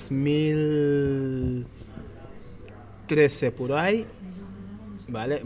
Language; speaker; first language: Spanish; non-native, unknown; Wolof